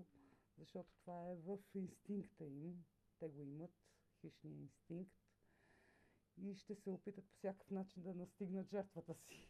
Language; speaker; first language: Bulgarian; native; Bulgarian